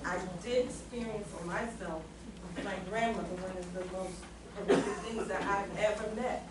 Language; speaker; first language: English; native; English